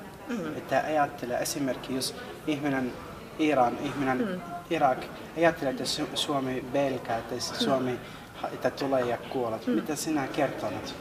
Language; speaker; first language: Finnish; non-native, learner; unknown